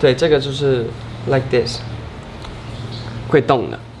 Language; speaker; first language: Chinese; non-native, local second language; Cantonese